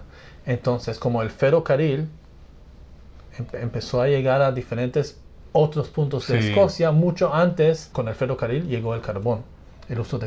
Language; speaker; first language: Spanish; non-native, fluent; English